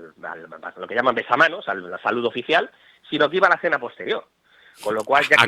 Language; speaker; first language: Spanish; native; Spanish